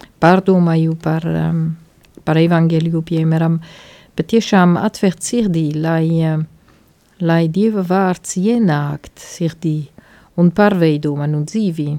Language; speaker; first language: Latvian; non-native, fluent; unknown